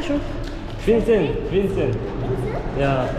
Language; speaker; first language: English; non-native, learner; Korean